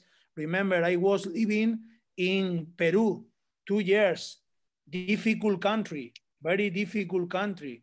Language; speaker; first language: English; non-native, learner; Spanish